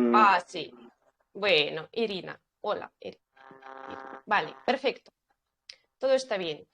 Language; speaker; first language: Spanish; non-native, fluent; Russian